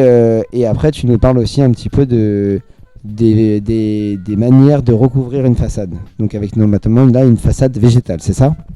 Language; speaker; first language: French; native; French